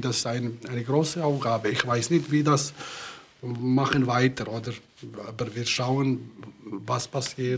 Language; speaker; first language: German; non-native, learner; Bosnian